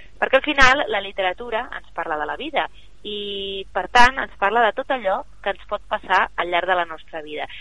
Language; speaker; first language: Catalan; native; Catalan